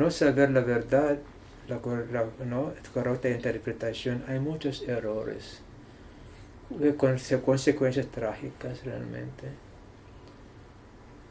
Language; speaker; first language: Spanish; non-native, learner; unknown